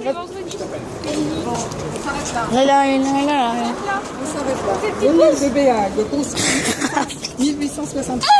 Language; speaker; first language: French; native; French